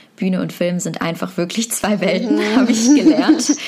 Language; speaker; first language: German; native; German